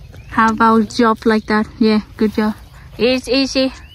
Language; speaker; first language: English; non-native, learner; Vietnamese